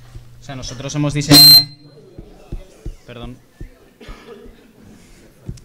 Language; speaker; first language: Spanish; native; Spanish